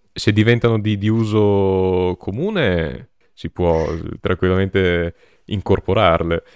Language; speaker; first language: Italian; native; Italian